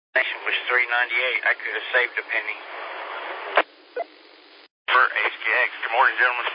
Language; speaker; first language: English; native; English